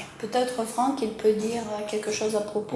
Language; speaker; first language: French; non-native, fluent; Ukrainian